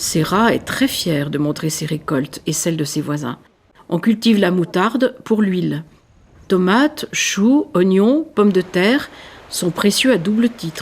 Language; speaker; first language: French; native; French